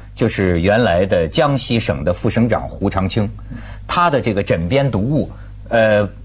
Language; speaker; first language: Chinese; native; Chinese